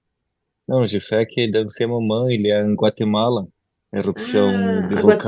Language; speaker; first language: French; non-native, learner; Portuguese